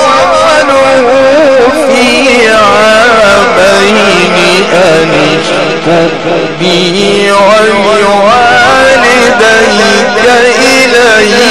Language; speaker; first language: Arabic; native; Arabic